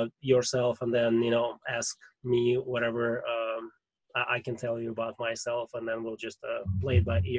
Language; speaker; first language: English; non-native, fluent; Russian